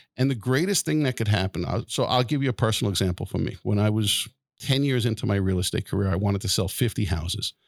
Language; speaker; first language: English; native; English